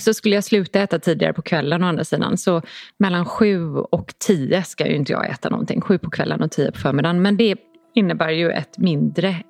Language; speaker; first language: Swedish; native; Swedish